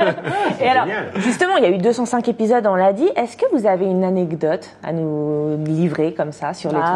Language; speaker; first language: French; native; French